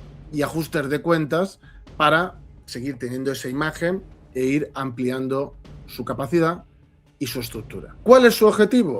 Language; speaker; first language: Spanish; native; Spanish